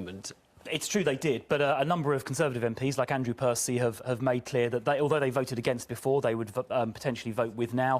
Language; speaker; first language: English; native; English